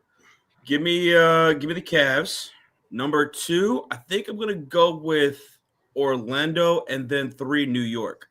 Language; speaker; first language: English; native; English